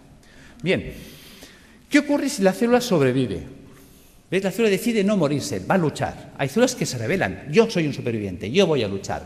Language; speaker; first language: Spanish; native; Spanish